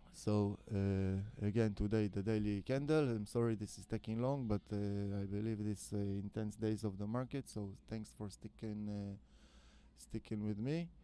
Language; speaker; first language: English; non-native, fluent; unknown